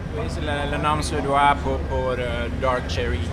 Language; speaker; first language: French; non-native, learner; Swedish